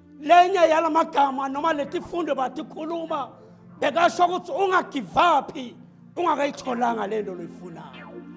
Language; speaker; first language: Zulu; non-native, local second language; Swati